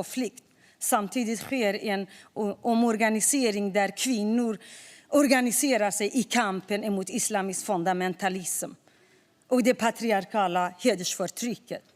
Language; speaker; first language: Swedish; non-native, fluent; Kurdish